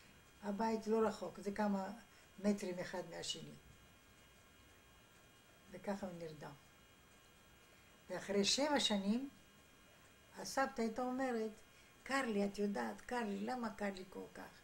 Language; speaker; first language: Hebrew; non-native, fluent; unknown